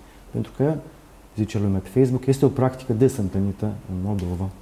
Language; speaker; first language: Romanian; native; Romanian